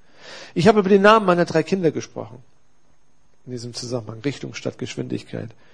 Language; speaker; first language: German; native; German